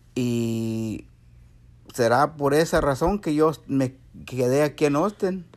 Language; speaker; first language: Spanish; native; Spanish